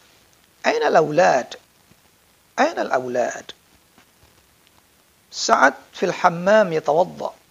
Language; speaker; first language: Arabic; non-native, fluent; Indonesian